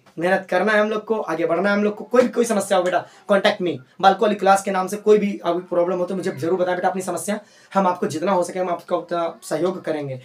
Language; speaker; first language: Hindi; native; Hindi